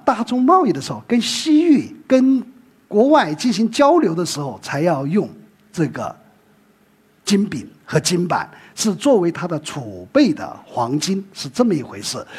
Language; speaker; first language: Chinese; native; Chinese